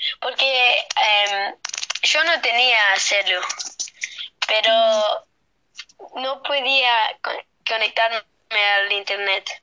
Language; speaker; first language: Spanish; early bilingual, heritage; Spanish